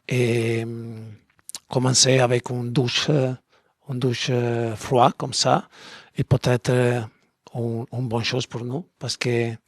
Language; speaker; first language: French; non-native, learner; Italian